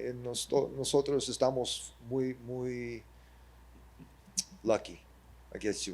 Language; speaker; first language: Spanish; early bilingual, heritage; English